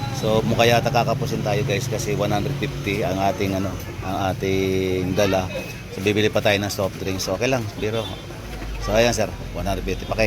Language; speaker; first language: Filipino; native; Filipino